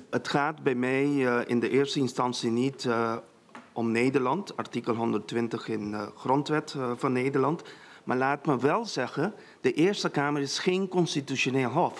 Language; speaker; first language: Dutch; non-native, local second language; Papiamento